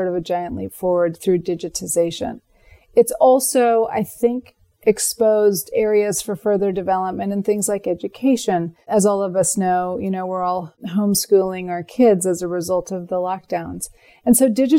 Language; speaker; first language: English; native; English